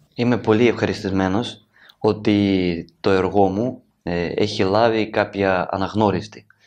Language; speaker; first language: Greek; non-native, learner; Ukrainian